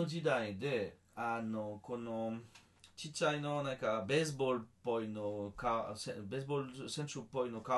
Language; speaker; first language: Japanese; non-native, learner; French